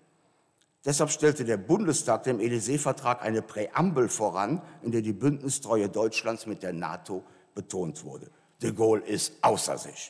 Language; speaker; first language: German; native; German